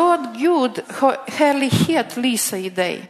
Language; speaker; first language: Swedish; non-native, learner; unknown